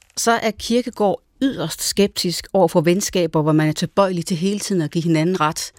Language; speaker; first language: Danish; native; Danish